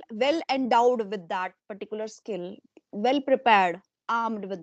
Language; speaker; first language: English; non-native, local second language; Hindi